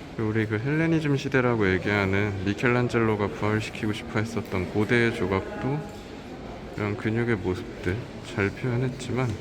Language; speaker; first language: Korean; native; Korean